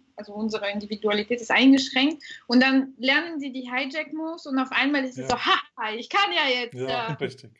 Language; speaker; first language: German; non-native, fluent; Bulgarian